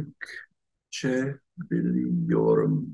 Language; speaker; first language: Turkish; non-native, learner; English